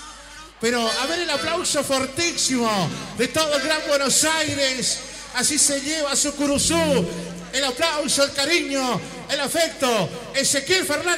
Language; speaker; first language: Spanish; native; Spanish